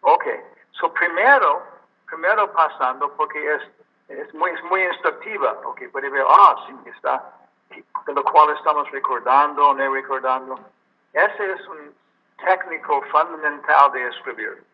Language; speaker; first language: Spanish; non-native, learner; English